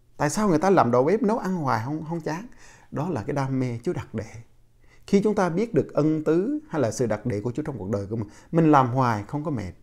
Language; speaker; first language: Vietnamese; non-native, local second language; Jarai